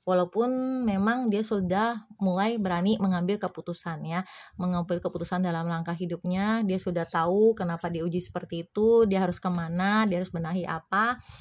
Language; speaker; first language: Indonesian; native; Indonesian